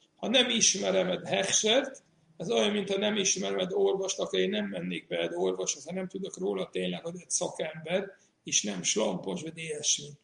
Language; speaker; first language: Hungarian; non-native, fluent; Yiddish